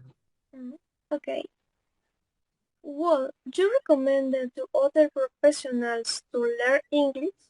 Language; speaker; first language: English; non-native, learner; Spanish